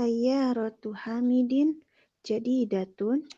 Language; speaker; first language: Arabic; non-native, learner; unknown